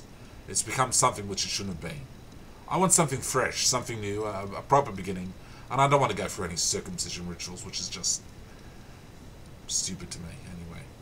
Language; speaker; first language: English; native; English